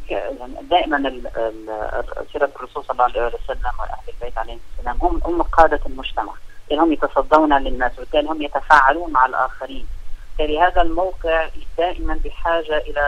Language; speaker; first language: Arabic; native; Arabic